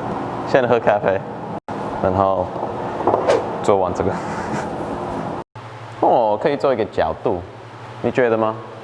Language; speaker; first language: Chinese; non-native, fluent; English